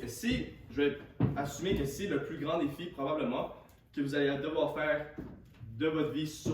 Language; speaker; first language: French; native; French